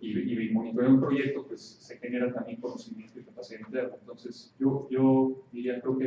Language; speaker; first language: Spanish; native; Spanish